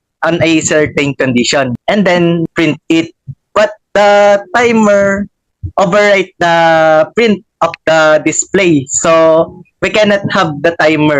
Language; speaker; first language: English; non-native, local second language; Filipino